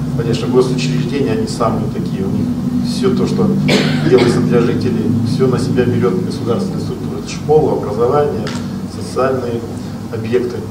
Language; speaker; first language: Russian; native; Russian